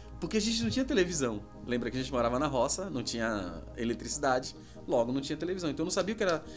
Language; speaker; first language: Portuguese; native; Portuguese